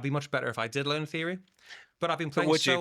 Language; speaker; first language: English; native; English